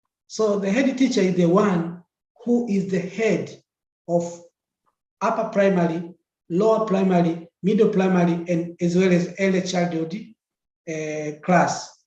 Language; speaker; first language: English; non-native, local second language; Swahili